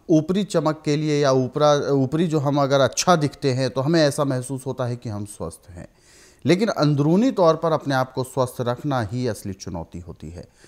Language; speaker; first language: Hindi; native; Hindi